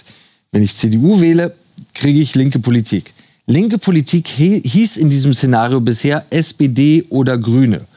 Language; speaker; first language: German; native; German